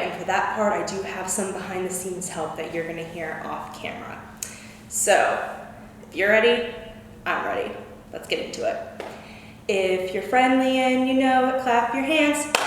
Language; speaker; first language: English; native; English